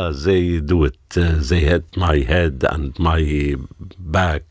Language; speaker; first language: English; non-native, learner; Arabic